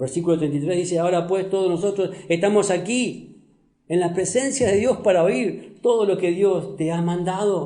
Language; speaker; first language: Spanish; native; Spanish